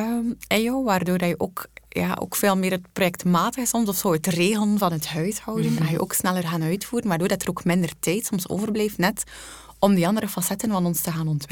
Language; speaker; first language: Dutch; native; Dutch